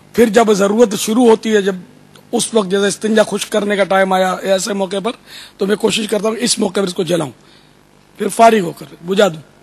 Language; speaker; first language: Urdu; non-native, local second language; Kachhi